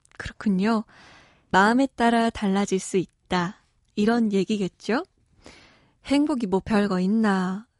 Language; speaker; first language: Korean; native; Korean